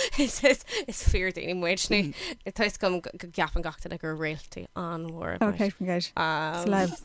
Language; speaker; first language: Irish; non-native, local second language; English